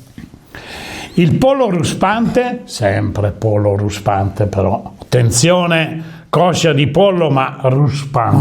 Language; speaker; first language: Italian; native; Italian